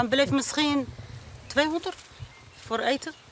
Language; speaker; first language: Dutch; non-native, learner; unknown